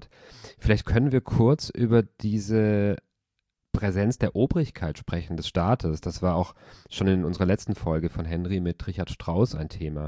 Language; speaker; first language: German; native; German